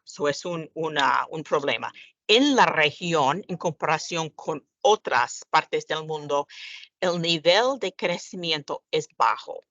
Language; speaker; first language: Spanish; non-native, fluent; English